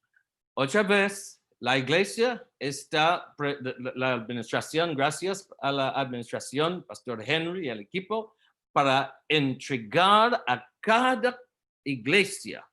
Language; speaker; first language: Spanish; non-native, learner; Portuguese